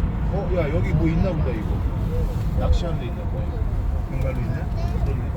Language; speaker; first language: Korean; native; Korean